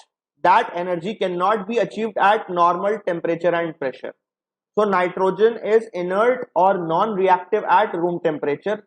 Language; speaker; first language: English; non-native, local second language; Hindi